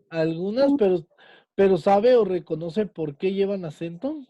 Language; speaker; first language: Spanish; native; Spanish